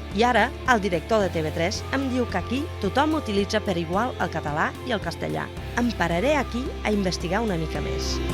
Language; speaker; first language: Catalan; non-native, fluent; German